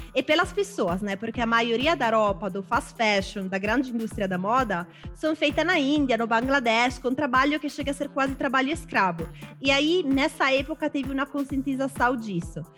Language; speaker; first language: Portuguese; non-native, fluent; Italian